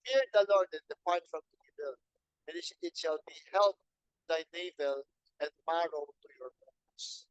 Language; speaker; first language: English; non-native, local second language; Filipino